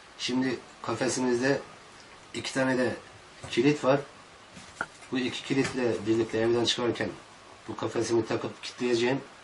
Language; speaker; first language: Turkish; native; Turkish